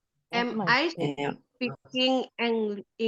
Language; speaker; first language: English; non-native, learner; Indonesian